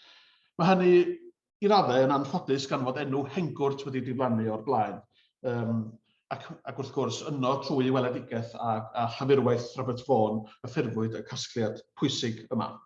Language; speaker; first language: Welsh; native; Welsh